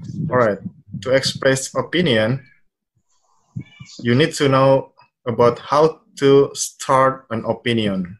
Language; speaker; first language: English; non-native, fluent; Indonesian